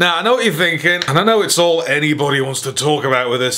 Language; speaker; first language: English; native; English